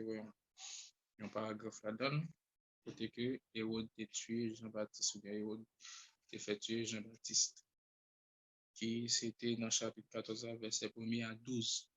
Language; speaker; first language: French; non-native, local second language; Haitian Creole